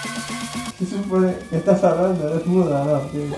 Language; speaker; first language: Spanish; native; Spanish